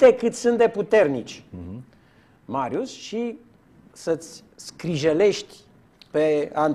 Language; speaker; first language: Romanian; native; Romanian